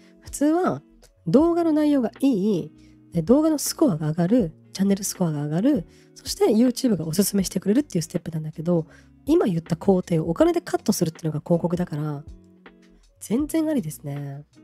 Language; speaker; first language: Japanese; native; Japanese